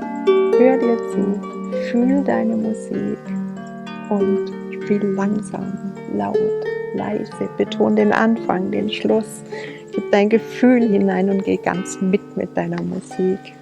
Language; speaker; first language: German; native; German